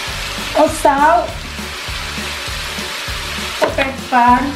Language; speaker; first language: Swedish; non-native, learner; Indonesian